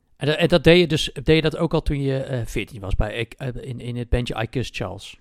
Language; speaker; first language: Dutch; native; Dutch